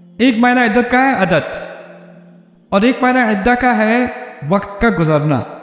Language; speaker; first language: Urdu; early bilingual, heritage; Urdu